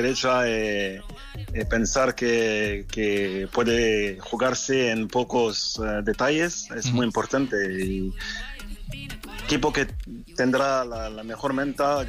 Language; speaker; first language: Spanish; non-native, fluent; French